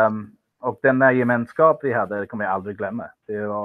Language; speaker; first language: Swedish; non-native, fluent; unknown